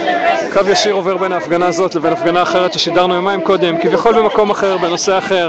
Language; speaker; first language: Hebrew; native; Hebrew